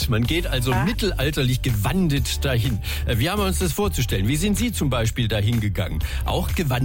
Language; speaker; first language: German; native; German